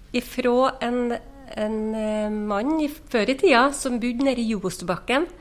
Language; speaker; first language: Norwegian; native; Norwegian